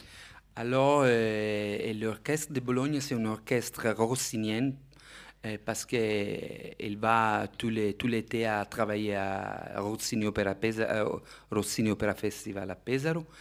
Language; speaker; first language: French; non-native, fluent; Italian